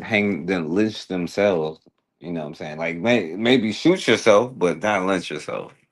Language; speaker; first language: English; native; English